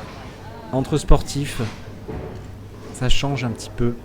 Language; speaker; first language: French; native; French